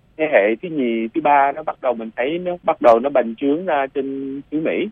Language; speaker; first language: Vietnamese; early bilingual, other home language; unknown